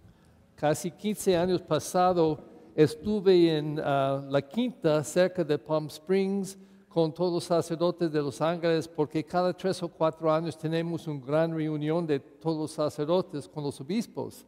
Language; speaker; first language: Spanish; non-native, fluent; English